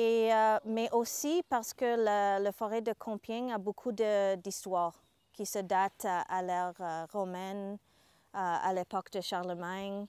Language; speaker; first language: French; non-native, fluent; English